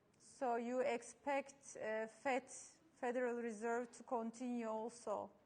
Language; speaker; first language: English; non-native, fluent; Turkish